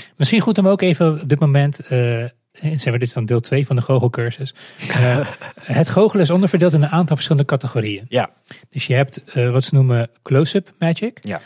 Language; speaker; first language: Dutch; non-native, fluent; Romanian